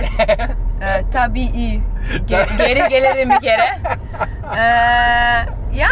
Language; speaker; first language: Turkish; early bilingual, heritage; Turkish